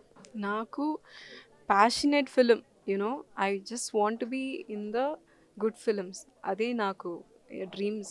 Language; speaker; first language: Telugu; non-native, learner; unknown